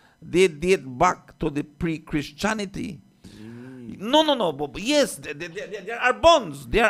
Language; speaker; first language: English; early bilingual, other home language; Spanish